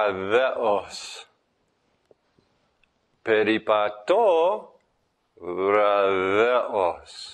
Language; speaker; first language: Greek; non-native, fluent; English